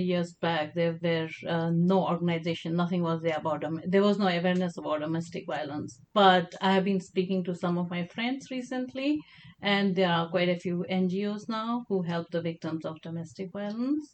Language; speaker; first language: English; non-native, local second language; Kashmiri